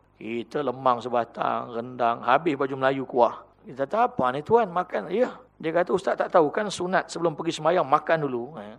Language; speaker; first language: Malay; native; Malay